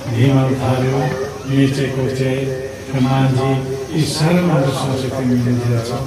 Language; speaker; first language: Nepali; non-native, local second language; Limbu